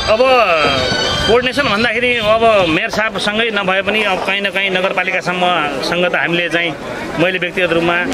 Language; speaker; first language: Nepali; native; Nepali